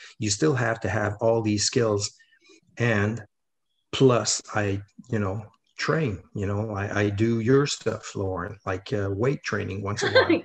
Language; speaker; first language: English; non-native, fluent; French